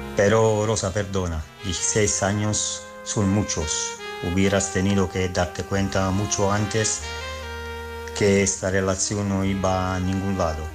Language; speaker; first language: Spanish; non-native, fluent; Italian